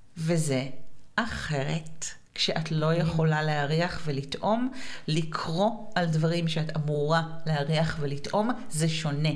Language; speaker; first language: Hebrew; native; Hebrew